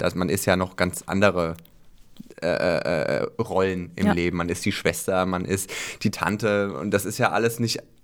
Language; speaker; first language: German; native; German